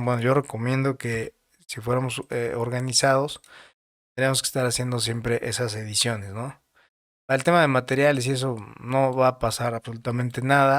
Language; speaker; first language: Spanish; native; Spanish